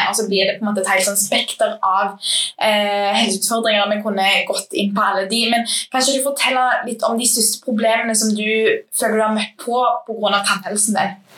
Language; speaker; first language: Norwegian; native; Norwegian